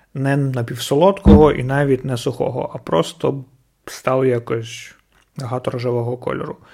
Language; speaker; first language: Ukrainian; non-native, local second language; Russian